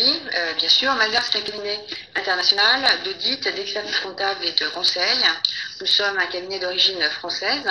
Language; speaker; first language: French; native; French